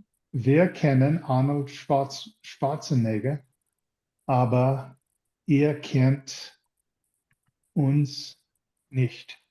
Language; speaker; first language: German; non-native, learner; English